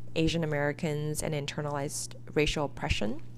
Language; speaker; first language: English; early bilingual, other home language; Chinese